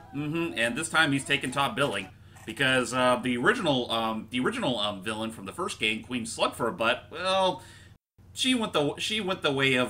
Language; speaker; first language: English; native; English